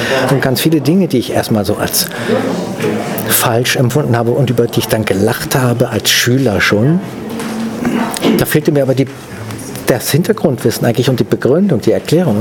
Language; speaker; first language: German; native; German